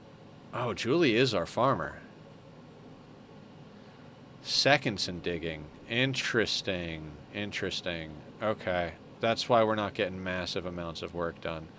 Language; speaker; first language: English; native; English